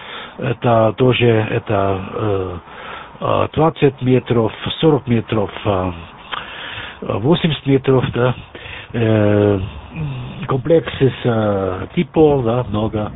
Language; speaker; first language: Russian; non-native, learner; German